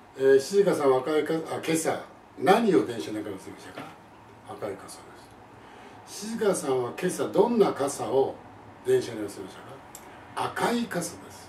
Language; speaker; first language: Japanese; native; Japanese